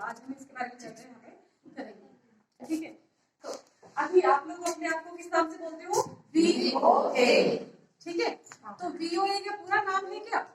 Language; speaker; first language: Hindi; native; Hindi